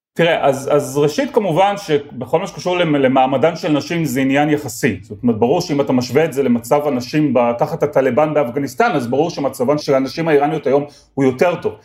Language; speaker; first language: Hebrew; native; Hebrew